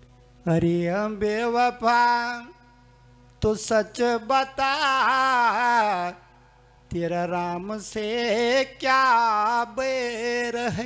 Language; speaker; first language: Hindi; native; Hindi